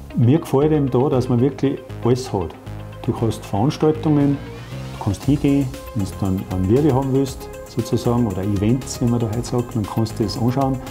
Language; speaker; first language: German; native; German